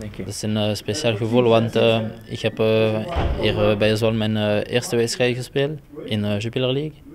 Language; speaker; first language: Dutch; non-native, fluent; French